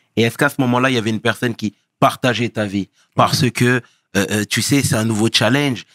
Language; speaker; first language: French; early bilingual, other home language; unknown